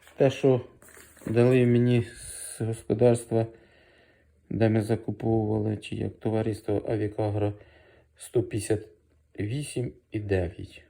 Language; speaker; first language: Ukrainian; native; Ukrainian